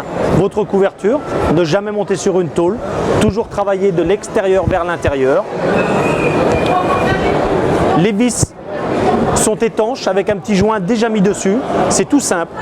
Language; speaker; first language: French; native; French